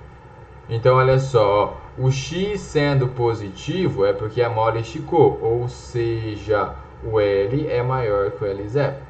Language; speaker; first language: Portuguese; native; Portuguese